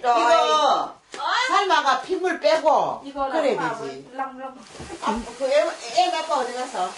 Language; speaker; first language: Korean; native; Korean